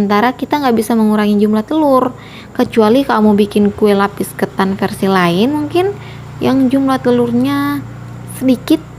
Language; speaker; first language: Indonesian; native; Indonesian